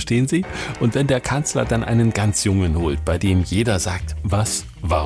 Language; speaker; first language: German; native; German